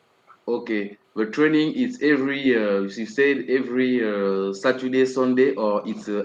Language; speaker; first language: English; non-native, learner; French